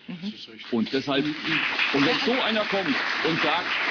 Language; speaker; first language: German; native; German